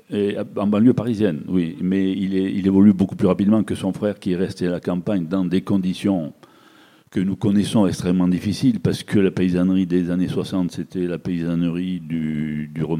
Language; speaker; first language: French; native; French